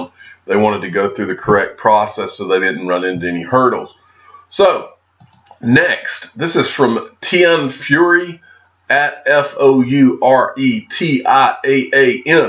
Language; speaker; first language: English; native; English